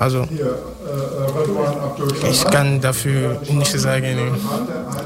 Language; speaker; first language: German; non-native, fluent; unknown